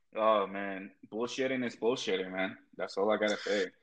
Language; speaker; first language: English; early bilingual, other home language; Spanish